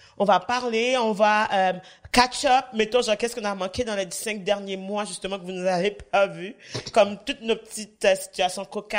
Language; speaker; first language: French; native; French